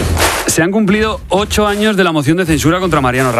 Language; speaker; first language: Spanish; native; Spanish